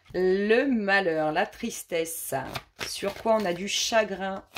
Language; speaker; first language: French; native; French